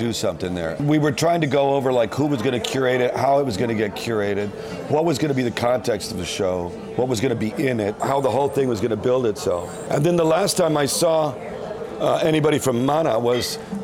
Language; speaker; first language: English; non-native, fluent; Spanish